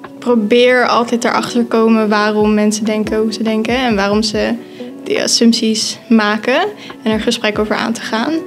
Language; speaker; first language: Dutch; early bilingual, other home language; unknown